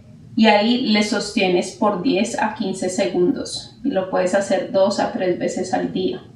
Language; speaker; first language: Spanish; native; Spanish